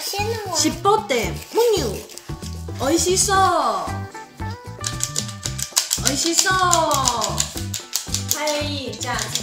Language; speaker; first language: Japanese; non-native, fluent; Chinese